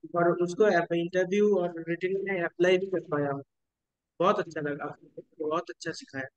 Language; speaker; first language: Hindi; non-native, local second language; Bangla